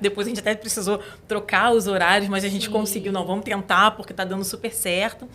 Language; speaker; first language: Portuguese; native; Portuguese